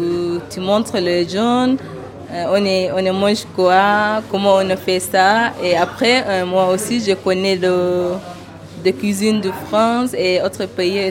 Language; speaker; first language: French; non-native, learner; Arabic